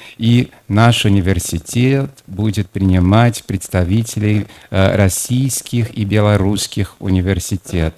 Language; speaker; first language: Russian; non-native, fluent; Portuguese